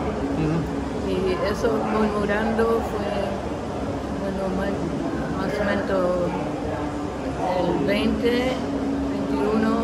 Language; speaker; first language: Spanish; non-native, local second language; English